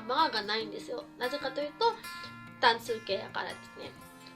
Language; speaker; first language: Japanese; non-native, fluent; Filipino